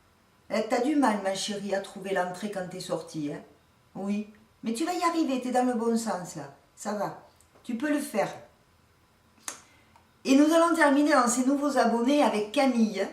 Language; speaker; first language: French; native; French